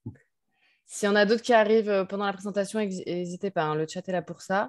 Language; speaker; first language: French; native; French